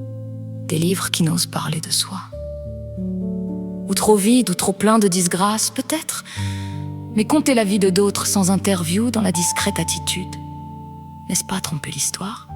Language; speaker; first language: French; native; French